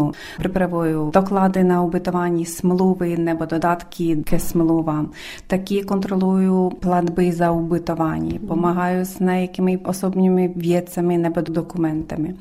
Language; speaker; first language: Czech; early bilingual, other home language; Ukrainian